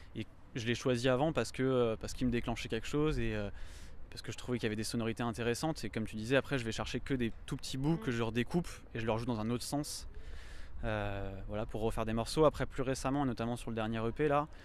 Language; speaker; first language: French; native; French